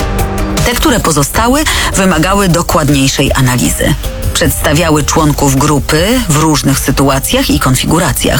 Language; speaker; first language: Polish; native; Polish